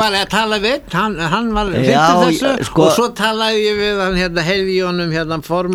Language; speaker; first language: Icelandic; native; Icelandic